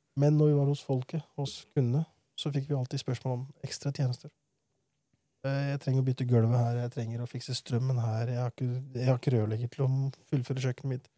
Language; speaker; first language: Norwegian; early bilingual, other home language; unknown